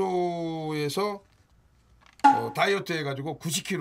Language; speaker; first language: Korean; native; Korean